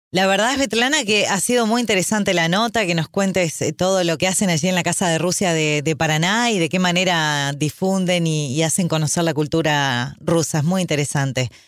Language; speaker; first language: Spanish; native; Spanish